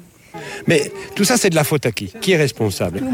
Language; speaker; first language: French; native; French